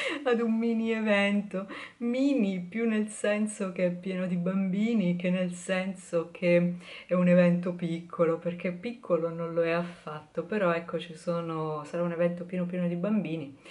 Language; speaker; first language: Italian; native; Italian